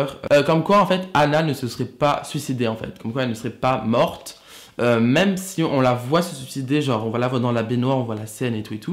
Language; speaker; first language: French; native; French